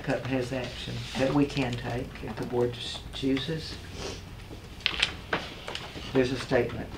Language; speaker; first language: English; native; English